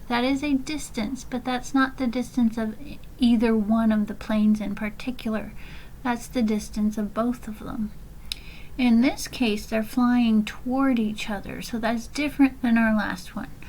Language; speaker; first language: English; native; English